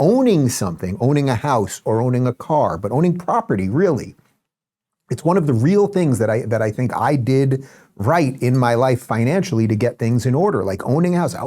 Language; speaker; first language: English; native; English